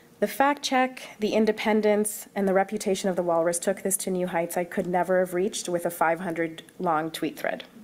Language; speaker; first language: English; early bilingual, other home language; Arabic